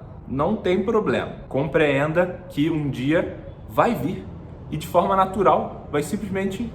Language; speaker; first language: Portuguese; native; Portuguese